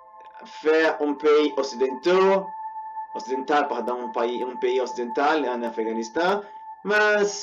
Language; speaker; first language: French; non-native, learner; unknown